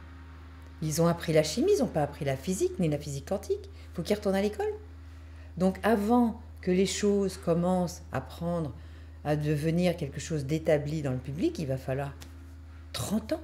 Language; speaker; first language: French; native; French